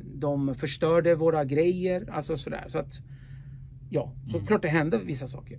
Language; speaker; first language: Swedish; early bilingual, other home language; Kurdish